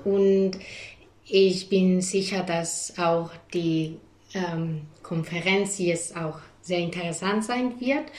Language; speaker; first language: German; non-native, fluent; Spanish